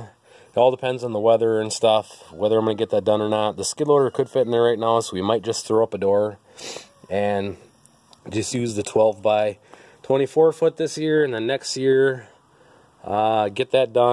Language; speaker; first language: English; native; English